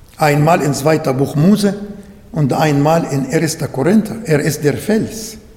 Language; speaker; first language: German; non-native, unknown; Arabic